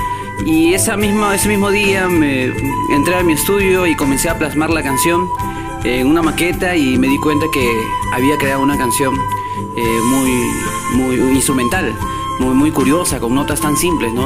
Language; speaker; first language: Spanish; native; Spanish